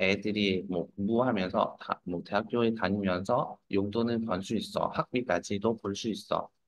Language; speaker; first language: Korean; non-native, fluent; Vietnamese